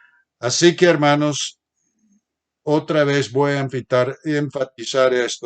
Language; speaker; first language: Spanish; non-native, fluent; English